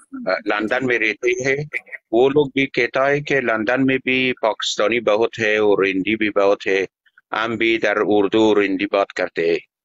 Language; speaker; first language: Hindi; non-native, learner; Persian